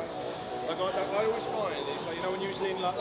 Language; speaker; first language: English; native; English